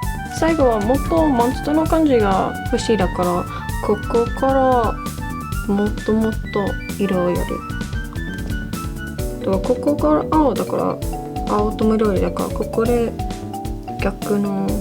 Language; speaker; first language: Japanese; non-native, learner; English